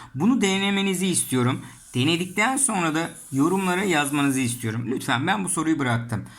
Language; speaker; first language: Turkish; native; Turkish